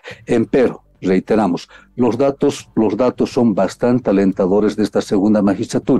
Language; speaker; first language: Spanish; native; Spanish